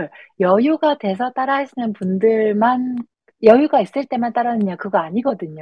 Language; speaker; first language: Korean; native; Korean